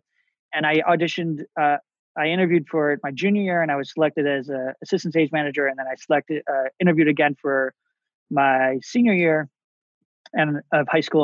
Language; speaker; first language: English; native; English